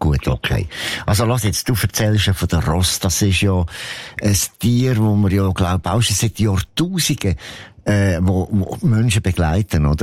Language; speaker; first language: German; native; German